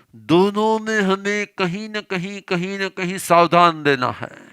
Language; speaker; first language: Hindi; non-native, local second language; Gujarati